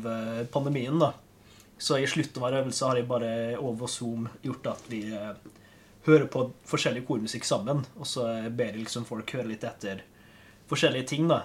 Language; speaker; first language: Norwegian; native; Norwegian